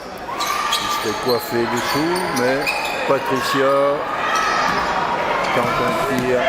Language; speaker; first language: French; native; French